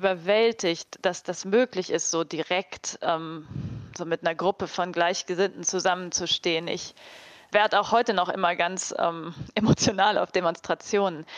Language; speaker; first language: German; native; German